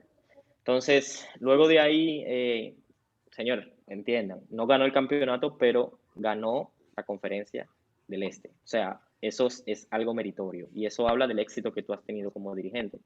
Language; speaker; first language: Spanish; native; Spanish